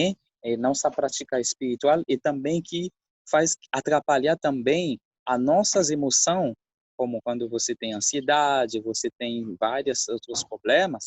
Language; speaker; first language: Portuguese; non-native, fluent; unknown